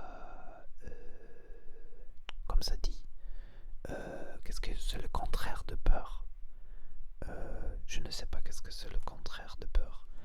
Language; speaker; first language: French; non-native, learner; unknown